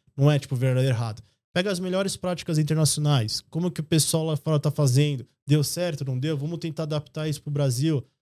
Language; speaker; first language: Portuguese; native; Portuguese